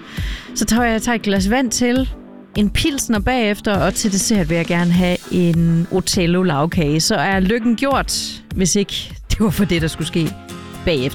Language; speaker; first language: Danish; native; Danish